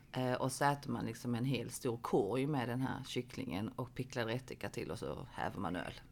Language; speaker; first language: Swedish; early bilingual, other home language; Korean